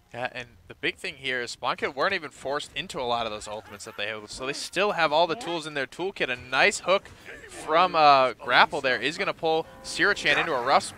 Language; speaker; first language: English; native; English